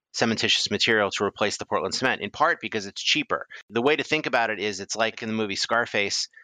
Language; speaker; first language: English; native; English